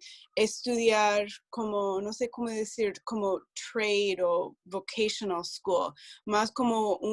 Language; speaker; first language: Spanish; non-native, fluent; English